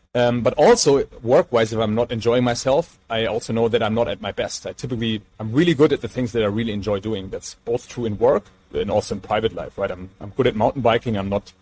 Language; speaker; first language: English; non-native, fluent; German